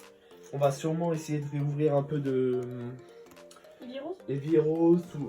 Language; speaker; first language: French; native; French